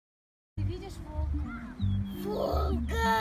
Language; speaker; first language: Russian; early bilingual, heritage; Russian